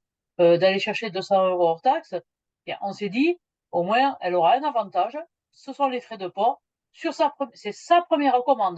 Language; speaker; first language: French; native; French